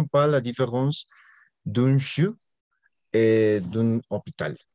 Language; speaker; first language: French; non-native, learner; Spanish